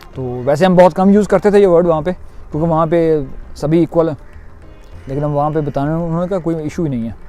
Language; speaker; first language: Urdu; non-native, local second language; Punjabi